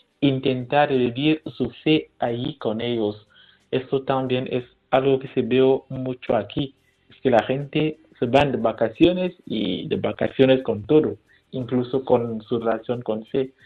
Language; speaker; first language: Spanish; non-native, fluent; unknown